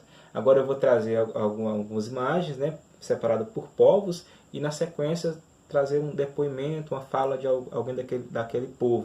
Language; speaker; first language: Portuguese; native; Portuguese